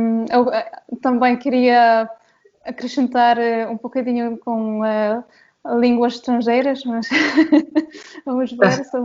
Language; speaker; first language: Portuguese; non-native, fluent; Polish